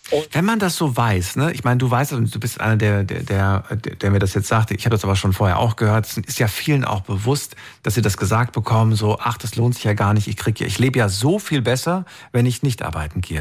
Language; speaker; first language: German; native; German